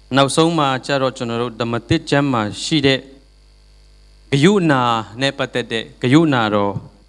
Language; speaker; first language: Burmese; non-native, local second language; Tedim Chin